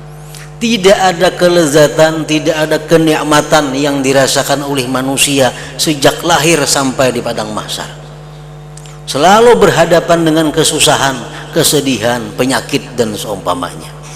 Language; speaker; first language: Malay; non-native, local second language; Banjar